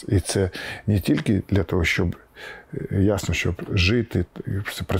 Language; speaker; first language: Ukrainian; non-native, local second language; Russian